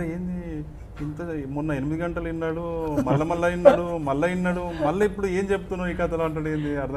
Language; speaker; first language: Telugu; native; Telugu